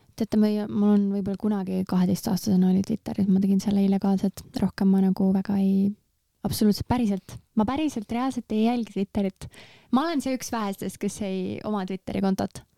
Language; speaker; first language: Estonian; native; Estonian